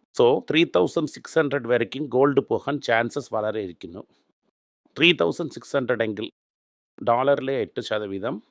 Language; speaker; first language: Malayalam; native; Malayalam